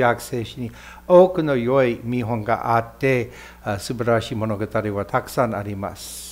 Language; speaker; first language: Japanese; non-native, fluent; English